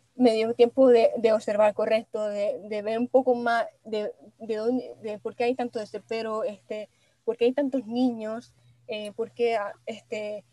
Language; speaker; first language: Spanish; native; Spanish